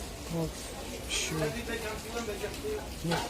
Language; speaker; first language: Russian; non-native, local second language; Kyrgyz